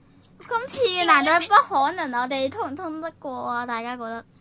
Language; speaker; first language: Chinese; native; Chinese